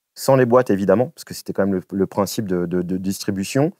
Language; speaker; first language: French; native; French